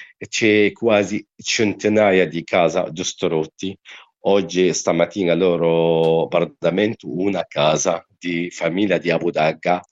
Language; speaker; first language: Italian; non-native, learner; Arabic